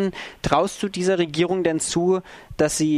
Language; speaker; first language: German; native; German